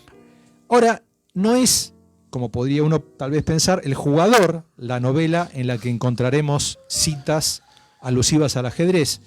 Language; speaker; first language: Spanish; native; Spanish